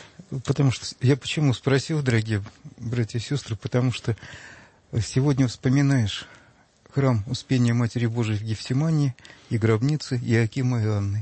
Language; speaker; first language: Russian; native; Russian